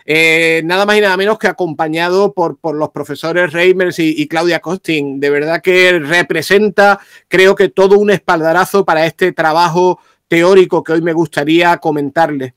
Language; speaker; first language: Spanish; native; Spanish